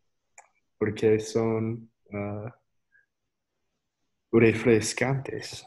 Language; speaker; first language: Spanish; non-native, learner; English